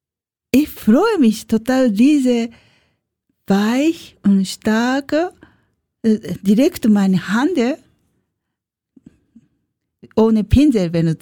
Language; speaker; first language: German; non-native, learner; Japanese